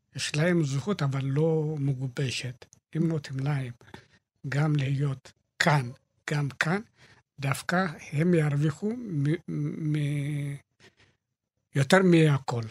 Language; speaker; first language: Hebrew; non-native, fluent; Amharic